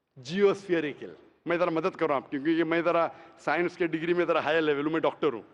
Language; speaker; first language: Hindi; non-native, local second language; Konkani